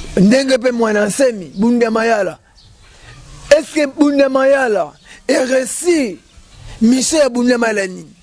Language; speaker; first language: Lingala; non-native, local second language; Kongo